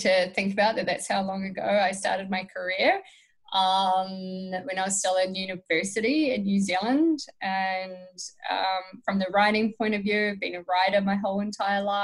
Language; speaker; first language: English; native; English